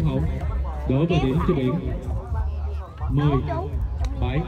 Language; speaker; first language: Vietnamese; native; Vietnamese